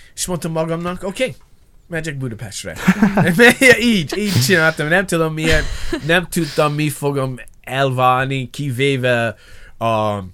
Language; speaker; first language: Hungarian; non-native, fluent; English